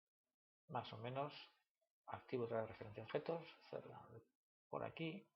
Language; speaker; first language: Spanish; native; Spanish